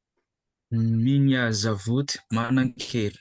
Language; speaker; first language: Russian; non-native, learner; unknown